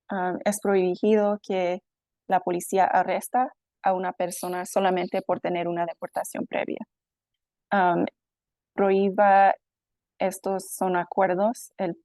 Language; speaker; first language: Spanish; non-native, fluent; English